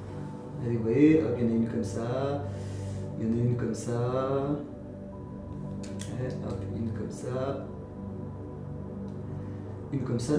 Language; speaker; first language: French; native; French